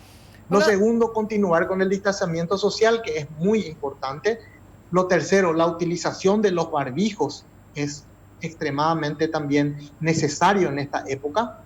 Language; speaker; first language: Spanish; native; Spanish